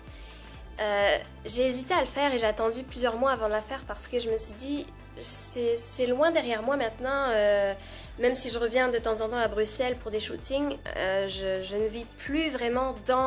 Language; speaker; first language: French; native; French